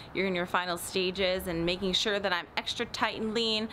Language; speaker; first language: English; native; English